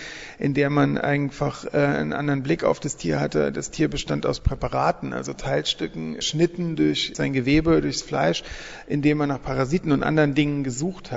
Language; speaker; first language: German; native; German